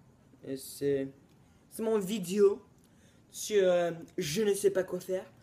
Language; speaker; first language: French; non-native, learner; English